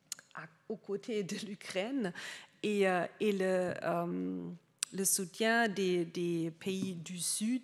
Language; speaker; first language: French; non-native, fluent; German